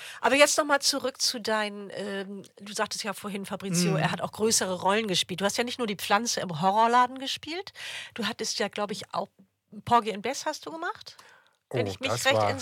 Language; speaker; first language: German; native; German